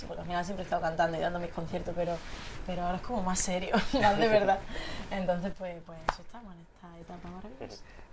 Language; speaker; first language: Spanish; native; Spanish